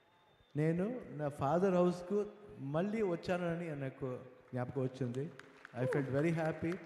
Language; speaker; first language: Telugu; non-native, learner; Kannada